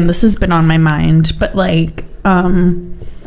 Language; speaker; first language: English; native; English